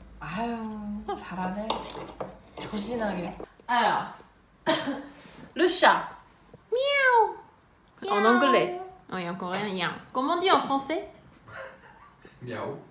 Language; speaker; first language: French; non-native, learner; Korean